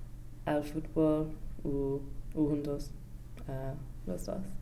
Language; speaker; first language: Spanish; non-native, learner; English